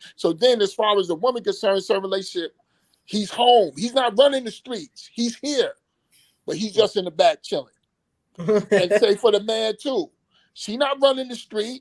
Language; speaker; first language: English; native; English